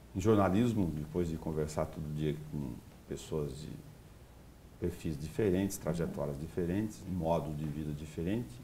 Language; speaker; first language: Portuguese; native; Portuguese